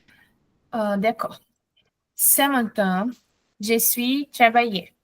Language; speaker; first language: French; non-native, learner; Portuguese